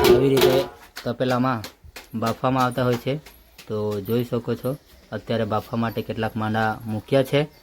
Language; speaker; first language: Gujarati; non-native, local second language; Vasavi